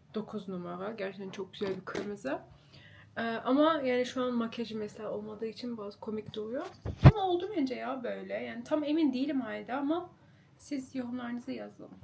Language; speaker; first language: Turkish; native; Turkish